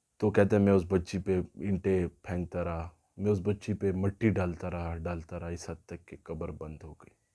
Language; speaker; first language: Urdu; non-native, local second language; Pashto